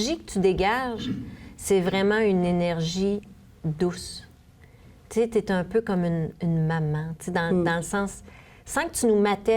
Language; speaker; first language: French; native; French